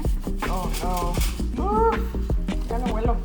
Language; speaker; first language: Spanish; early bilingual, heritage; Spanish